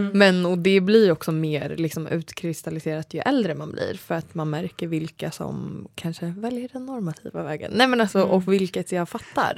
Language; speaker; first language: Swedish; native; Swedish